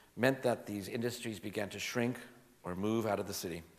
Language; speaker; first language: English; native; English